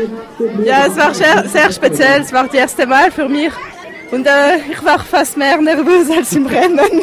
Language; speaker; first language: German; non-native, local second language; French